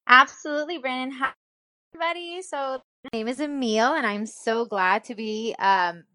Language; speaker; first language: English; non-native, fluent; Spanish